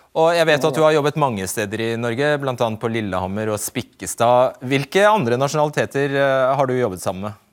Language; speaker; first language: Norwegian; native; Norwegian